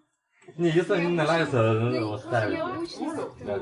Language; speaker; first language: Russian; non-native, fluent; Chinese